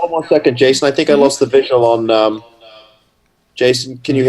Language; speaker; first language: English; native; English